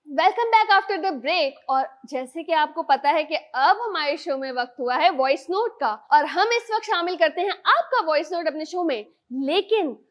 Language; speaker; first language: Urdu; native; Urdu